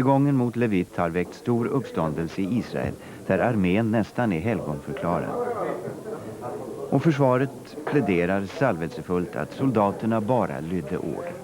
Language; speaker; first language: Swedish; native; Swedish